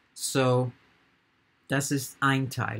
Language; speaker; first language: German; non-native, fluent; English